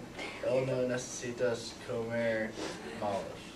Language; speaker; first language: Spanish; non-native, learner; English